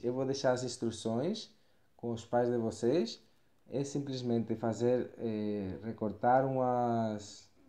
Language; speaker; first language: Portuguese; non-native, fluent; Spanish